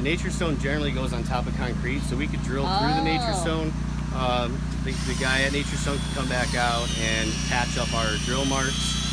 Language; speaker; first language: English; native; English